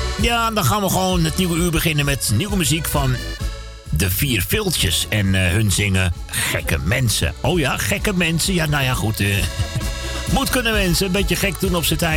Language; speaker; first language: Dutch; native; Dutch